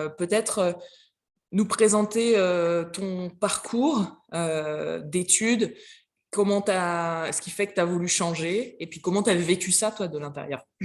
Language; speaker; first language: French; native; French